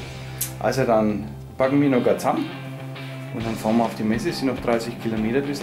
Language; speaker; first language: German; native; German